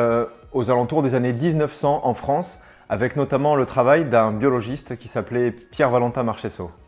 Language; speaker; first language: French; native; French